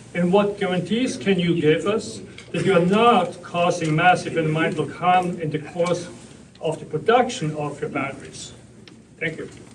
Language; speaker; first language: English; non-native, fluent; German